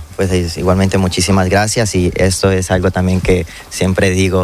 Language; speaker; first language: Spanish; native; Spanish